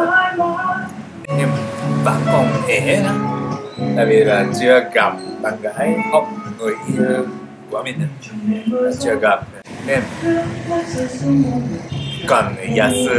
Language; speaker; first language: Vietnamese; non-native, fluent; Japanese